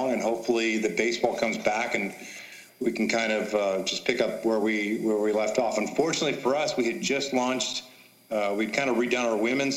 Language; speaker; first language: English; native; English